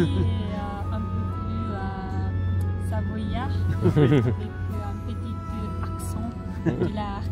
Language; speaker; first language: French; non-native, learner; Japanese